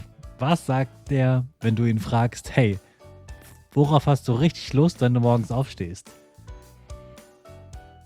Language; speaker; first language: German; native; German